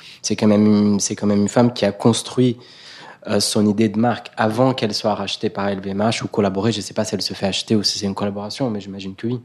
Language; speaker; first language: French; non-native, fluent; Portuguese